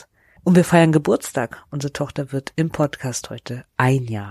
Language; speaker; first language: German; native; German